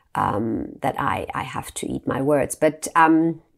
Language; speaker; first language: English; non-native, fluent; German